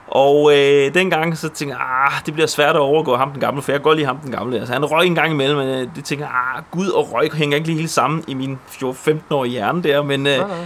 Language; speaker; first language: Danish; early bilingual, other home language; Polish